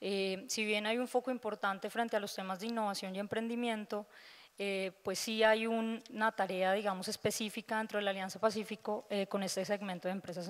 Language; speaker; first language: Spanish; native; Spanish